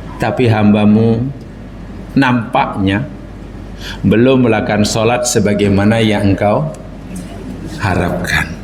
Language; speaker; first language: Malay; native; Malay